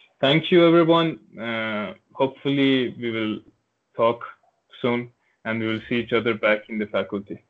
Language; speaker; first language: English; non-native, local second language; Turkish